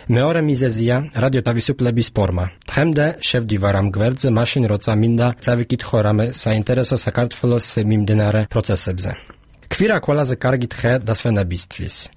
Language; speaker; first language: Georgian; non-native, fluent; Polish